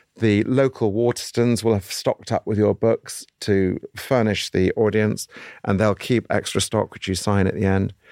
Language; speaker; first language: English; native; English